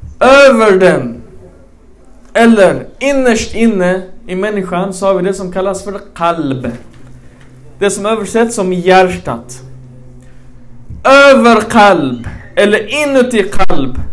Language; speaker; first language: Swedish; early bilingual, other home language; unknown